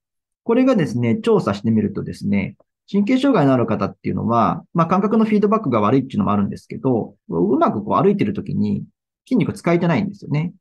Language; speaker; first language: Japanese; native; Japanese